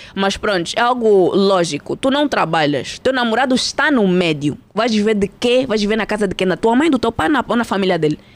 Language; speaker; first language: Portuguese; early bilingual, heritage; Portuguese